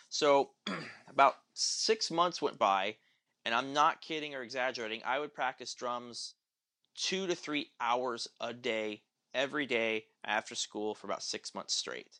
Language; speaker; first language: English; native; English